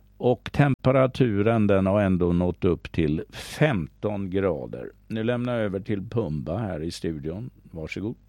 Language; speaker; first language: Swedish; native; Swedish